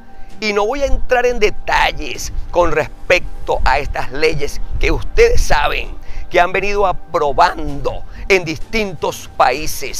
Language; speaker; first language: Spanish; native; Spanish